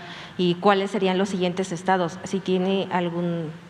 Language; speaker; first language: Spanish; native; Spanish